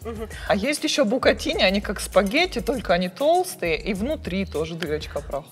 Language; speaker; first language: Russian; native; Russian